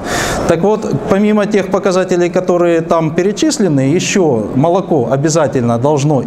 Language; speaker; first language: Russian; native; Russian